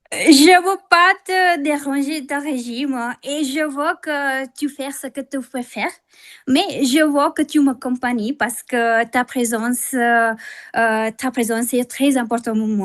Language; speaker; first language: French; non-native, fluent; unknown